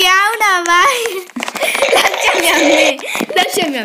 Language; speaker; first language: Italian; non-native, learner; Spanish